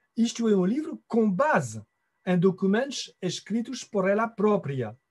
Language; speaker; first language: Portuguese; non-native, fluent; French